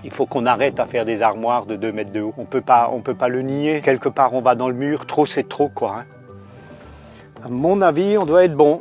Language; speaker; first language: French; native; French